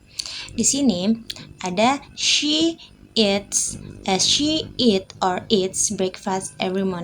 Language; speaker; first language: English; non-native, learner; Indonesian